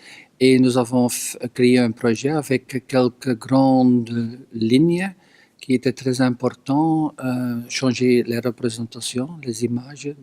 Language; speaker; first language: French; non-native, local second language; Dutch